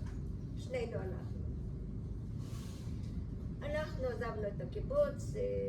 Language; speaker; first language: Hebrew; early bilingual, other home language; Bulgarian